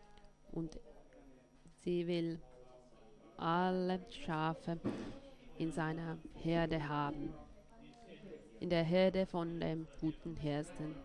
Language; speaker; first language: German; non-native, fluent; Finnish